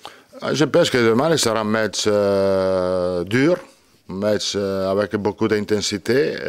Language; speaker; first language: French; non-native, learner; Italian